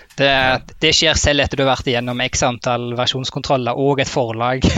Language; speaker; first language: Norwegian; native; Norwegian